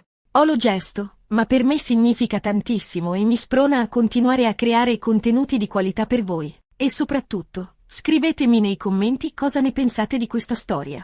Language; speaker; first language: Italian; native; Italian